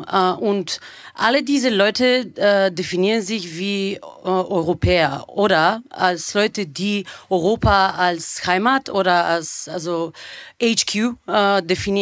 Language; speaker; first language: German; non-native, fluent; Bulgarian